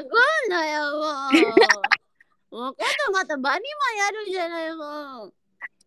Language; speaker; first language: Japanese; non-native, learner; Indonesian